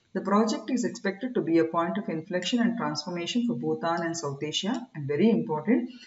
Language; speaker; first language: English; non-native, local second language; Kannada